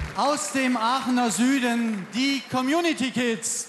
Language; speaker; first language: German; native; German